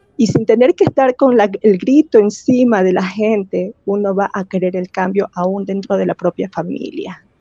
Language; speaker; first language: Spanish; native; Spanish